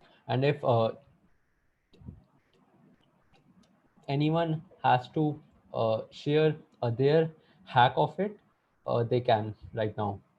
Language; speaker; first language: English; non-native, local second language; Hindi